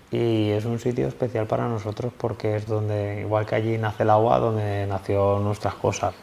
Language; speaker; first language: Spanish; native; Spanish